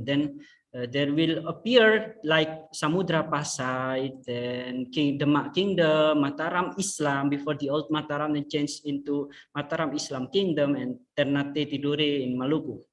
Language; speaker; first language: English; non-native, fluent; Indonesian